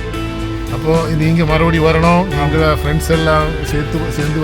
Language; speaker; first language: Tamil; non-native, learner; Malayalam